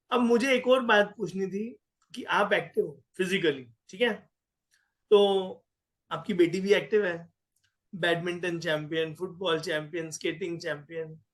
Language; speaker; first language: Hindi; native; Hindi